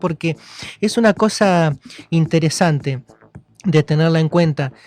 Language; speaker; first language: Spanish; native; Spanish